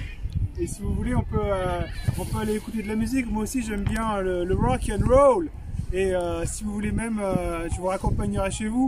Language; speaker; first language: French; native; French